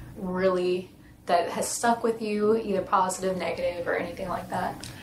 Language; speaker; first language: English; native; English